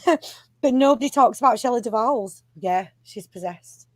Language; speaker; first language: English; native; English